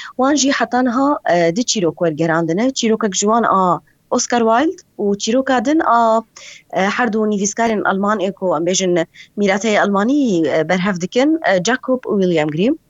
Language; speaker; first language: Kurdish; native; Kurdish